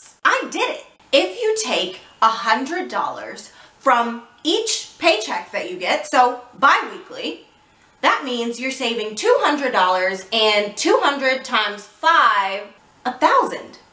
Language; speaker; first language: English; native; English